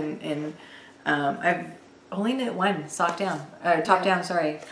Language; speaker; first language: English; native; English